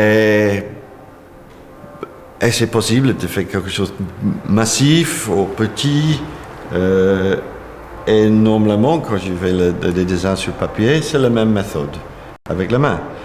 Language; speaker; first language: French; non-native, learner; English